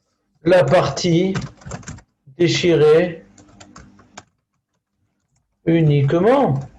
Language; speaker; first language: French; native; French